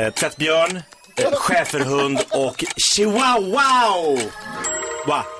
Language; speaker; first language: Swedish; native; Swedish